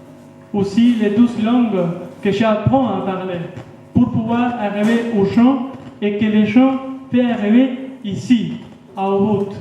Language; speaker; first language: French; non-native, fluent; Spanish